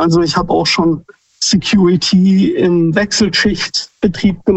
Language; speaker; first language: German; native; German